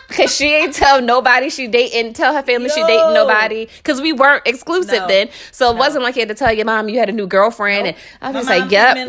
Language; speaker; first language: English; native; English